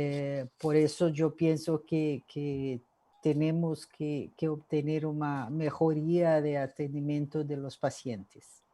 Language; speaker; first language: Spanish; non-native, fluent; Portuguese